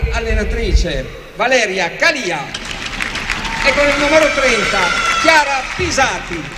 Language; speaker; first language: Italian; native; Italian